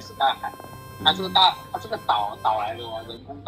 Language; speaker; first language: Chinese; non-native, local second language; Hakka Chinese